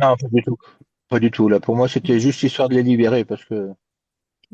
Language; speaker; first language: French; native; French